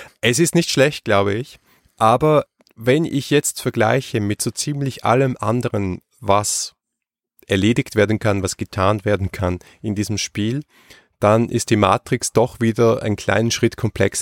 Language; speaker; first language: German; native; German